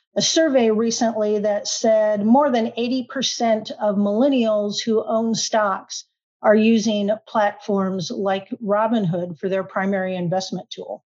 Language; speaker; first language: English; native; English